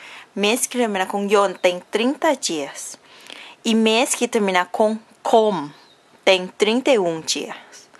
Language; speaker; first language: Portuguese; non-native, learner; Thai